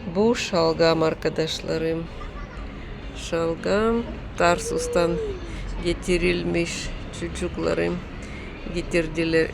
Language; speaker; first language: Turkish; non-native, learner; Russian